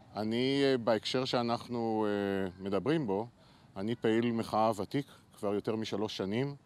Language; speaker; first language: Hebrew; native; Hebrew